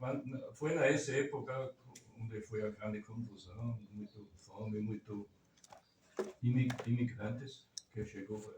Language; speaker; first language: Portuguese; non-native, learner; German